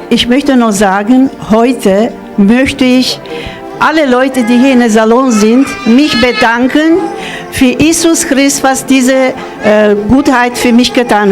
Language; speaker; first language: German; non-native, learner; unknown